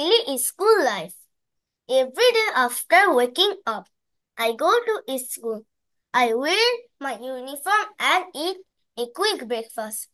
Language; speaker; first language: English; non-native, learner; Bangla